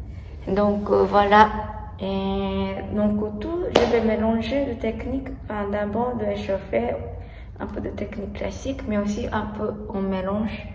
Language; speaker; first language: French; non-native, learner; Japanese